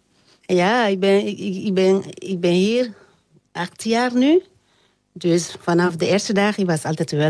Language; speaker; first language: Dutch; non-native, learner; French